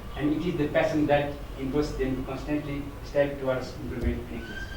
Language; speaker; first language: English; non-native, local second language; Nepali